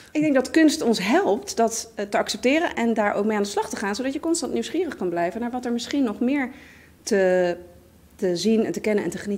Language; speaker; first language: Dutch; native; Dutch